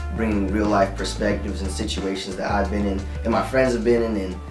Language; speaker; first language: English; native; English